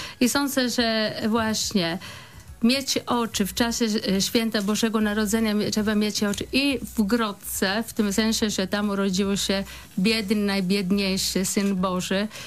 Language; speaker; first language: Polish; non-native, fluent; Italian